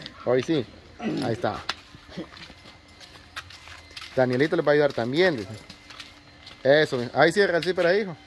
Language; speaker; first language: Spanish; native; Spanish